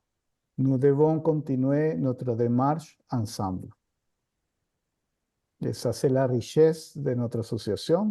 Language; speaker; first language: French; non-native, fluent; Spanish